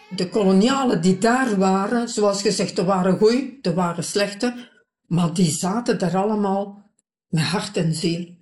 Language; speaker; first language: Dutch; native; Dutch